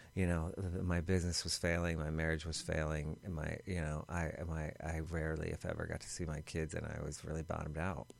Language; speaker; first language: English; native; English